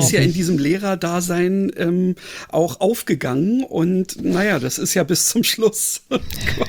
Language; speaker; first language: German; native; German